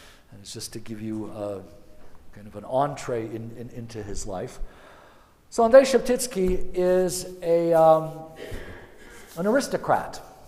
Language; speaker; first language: English; early bilingual, other home language; Ukrainian